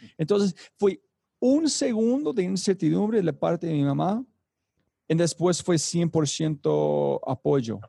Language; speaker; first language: Spanish; non-native, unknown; English